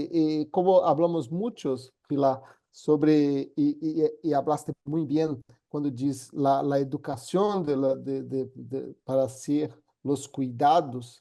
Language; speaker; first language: Spanish; non-native, fluent; Portuguese